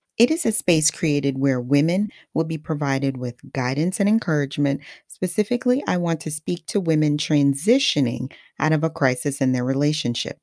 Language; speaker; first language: English; non-native, fluent; Haitian Creole